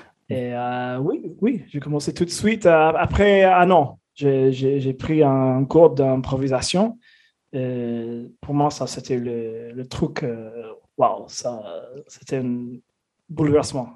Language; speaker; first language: French; non-native, fluent; English